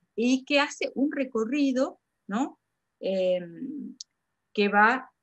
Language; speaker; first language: Spanish; native; Spanish